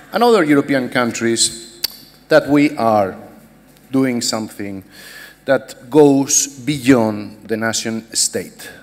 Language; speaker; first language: English; non-native, fluent; Spanish